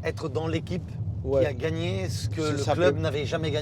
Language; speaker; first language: French; native; French